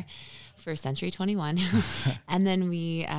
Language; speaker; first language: English; native; English